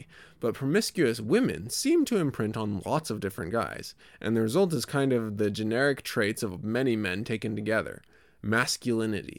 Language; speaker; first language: English; native; English